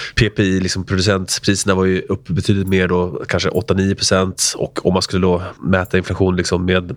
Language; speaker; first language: Swedish; early bilingual, other home language; Spanish